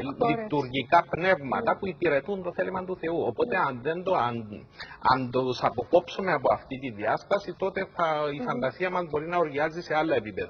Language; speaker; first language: Greek; native; Greek